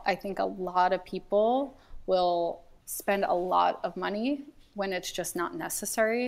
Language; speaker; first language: English; native; English